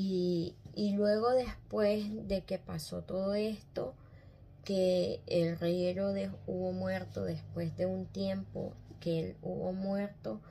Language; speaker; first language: Spanish; native; Spanish